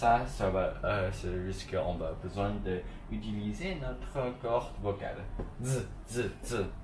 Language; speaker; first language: French; non-native, learner; Chinese